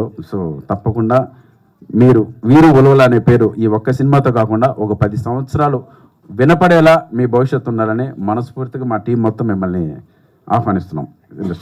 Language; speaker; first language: Telugu; native; Telugu